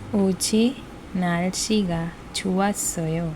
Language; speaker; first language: Korean; non-native, learner; Hindi